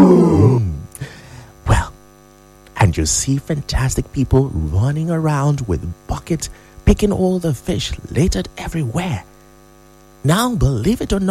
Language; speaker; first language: English; non-native, local second language; Igbo